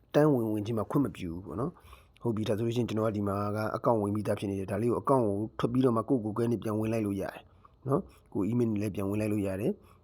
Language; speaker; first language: Burmese; native; Burmese